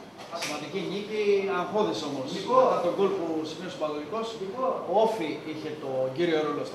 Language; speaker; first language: Greek; native; Greek